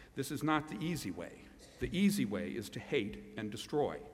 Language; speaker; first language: English; native; English